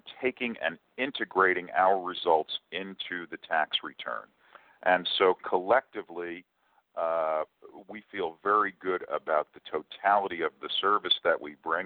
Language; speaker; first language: English; native; English